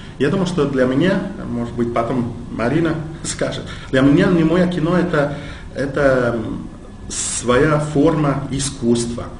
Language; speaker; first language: Russian; non-native, fluent; English